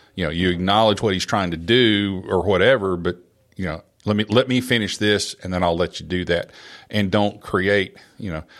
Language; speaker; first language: English; native; English